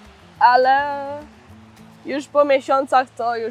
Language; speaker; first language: Polish; early bilingual, heritage; Polish